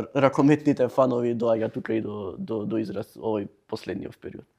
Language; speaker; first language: Macedonian; native; Macedonian